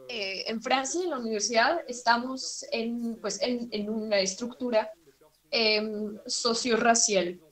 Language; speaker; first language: Spanish; non-native, fluent; French